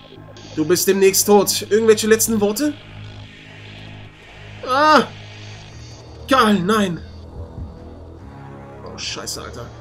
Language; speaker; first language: German; native; German